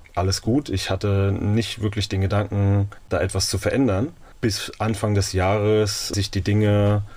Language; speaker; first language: German; native; German